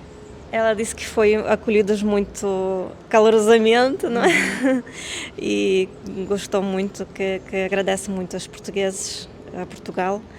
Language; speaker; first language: Portuguese; non-native, fluent; Ukrainian